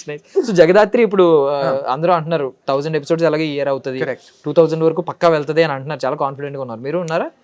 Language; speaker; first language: Telugu; native; Telugu